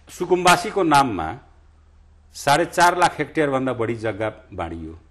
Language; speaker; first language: Nepali; non-native, local second language; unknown